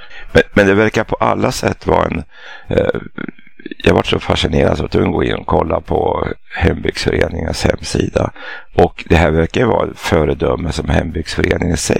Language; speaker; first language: Swedish; native; Swedish